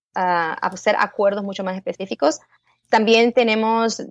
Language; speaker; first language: Spanish; native; Spanish